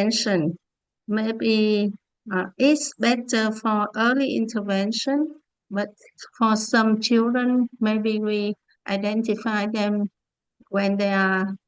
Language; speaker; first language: English; non-native, learner; Vietnamese